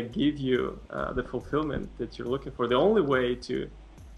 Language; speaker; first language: English; non-native, fluent; Russian